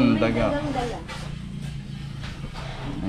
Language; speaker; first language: Filipino; native; Filipino